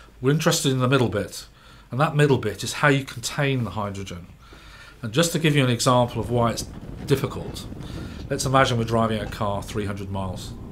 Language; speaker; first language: English; native; English